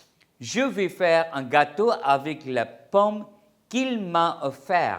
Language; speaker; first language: French; non-native, fluent; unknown